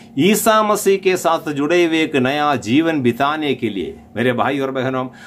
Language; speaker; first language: Hindi; non-native, local second language; Malayalam